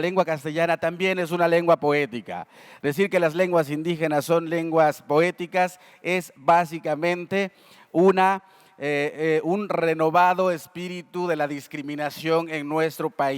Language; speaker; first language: Spanish; native; Spanish